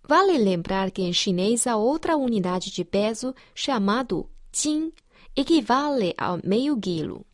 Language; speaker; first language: Portuguese; non-native, fluent; Chinese